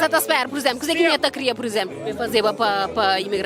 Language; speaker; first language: Portuguese; non-native, local second language; Kabuverdianu